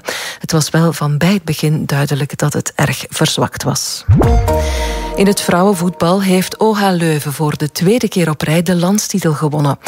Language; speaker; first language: Dutch; native; Dutch